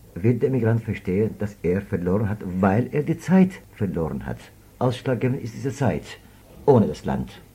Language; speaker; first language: German; non-native, fluent; Persian